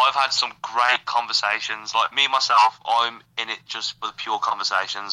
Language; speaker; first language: English; native; English